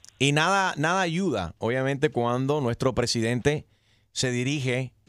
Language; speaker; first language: Spanish; early bilingual, heritage; Spanish